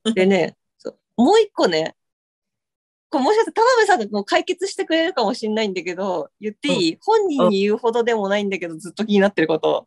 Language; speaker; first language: Japanese; native; Japanese